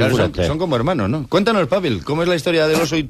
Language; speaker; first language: Spanish; native; Spanish